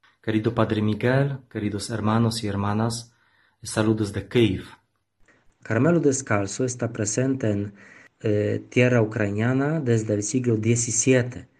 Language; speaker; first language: Spanish; non-native, learner; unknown